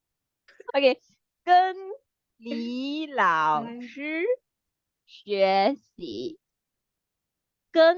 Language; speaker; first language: Chinese; non-native, fluent; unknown